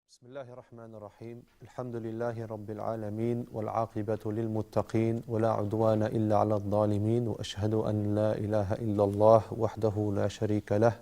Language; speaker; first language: Arabic; non-native, fluent; English